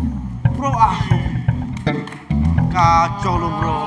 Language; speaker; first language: Indonesian; native; Indonesian